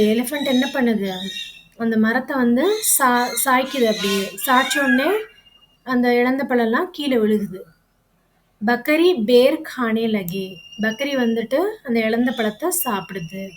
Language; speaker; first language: Tamil; native; Tamil